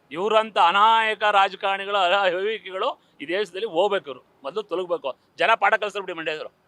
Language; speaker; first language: Kannada; native; Kannada